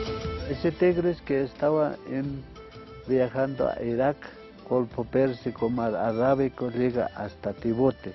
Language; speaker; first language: Spanish; non-native, local second language; Aymara